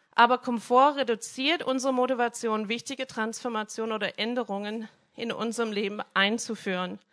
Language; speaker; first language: German; non-native, fluent; English